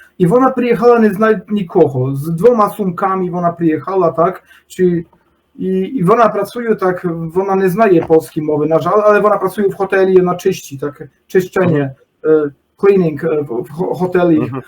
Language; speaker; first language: Polish; non-native, learner; Ukrainian